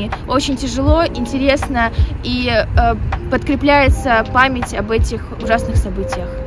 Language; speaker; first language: Russian; native; Russian